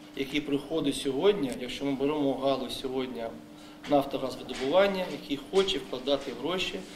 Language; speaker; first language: Ukrainian; native; Ukrainian